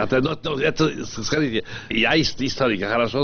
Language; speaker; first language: Russian; non-native, fluent; Polish